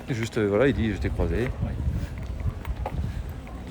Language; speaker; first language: French; native; French